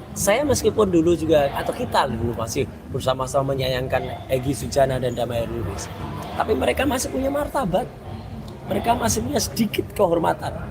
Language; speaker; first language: Indonesian; native; Indonesian